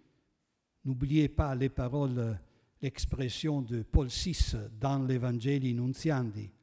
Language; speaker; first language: French; non-native, fluent; Italian